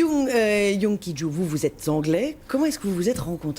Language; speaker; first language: French; native; French